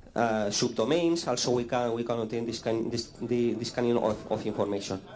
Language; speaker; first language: English; non-native, fluent; Spanish